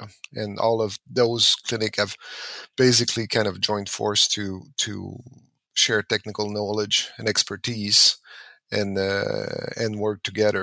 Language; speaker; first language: English; native; English